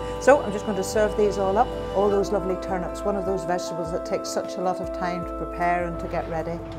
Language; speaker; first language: English; native; English